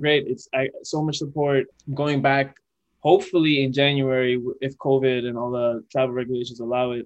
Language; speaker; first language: English; non-native, fluent; Dutch